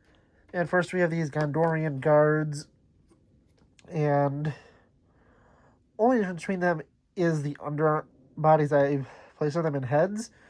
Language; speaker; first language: English; native; English